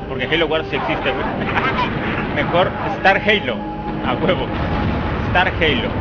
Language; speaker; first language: Spanish; native; Spanish